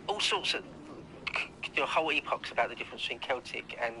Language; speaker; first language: English; native; English